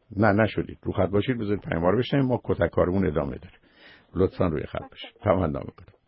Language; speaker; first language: Persian; native; Persian